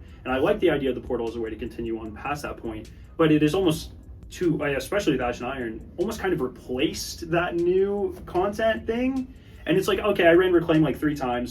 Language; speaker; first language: English; native; English